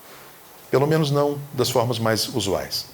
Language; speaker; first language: Portuguese; native; Portuguese